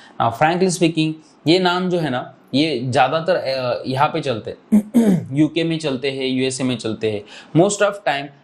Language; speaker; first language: Hindi; non-native, local second language; Marathi